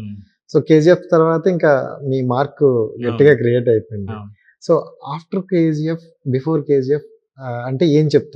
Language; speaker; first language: Telugu; native; Telugu